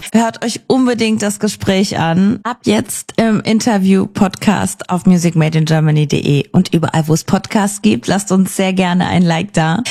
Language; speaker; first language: German; native; German